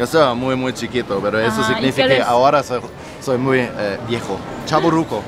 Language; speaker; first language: Spanish; non-native, fluent; German